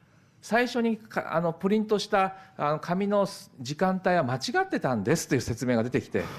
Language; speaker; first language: Japanese; native; Japanese